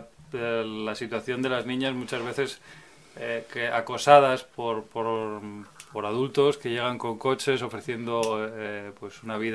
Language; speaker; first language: Spanish; native; Spanish